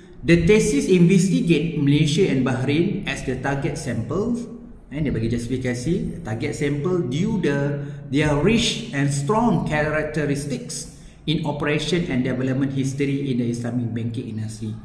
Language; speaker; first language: English; non-native, local second language; Malay